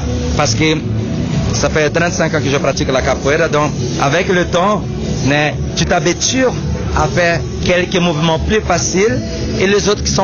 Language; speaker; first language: French; non-native, learner; Portuguese